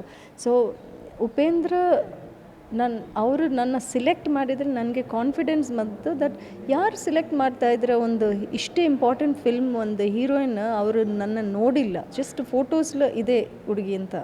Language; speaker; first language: Kannada; early bilingual, heritage; English